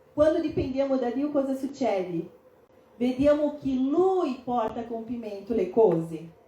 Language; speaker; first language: Italian; non-native, fluent; Portuguese